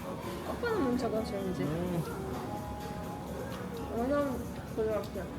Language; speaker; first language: Korean; non-native, learner; Russian